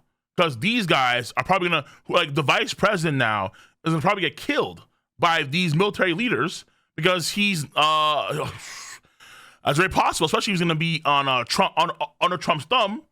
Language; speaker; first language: English; native; English